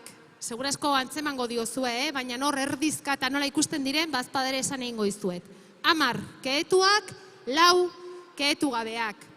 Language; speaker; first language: Basque; native; Basque